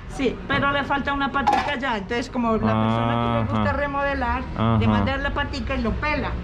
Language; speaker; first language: Spanish; native; Spanish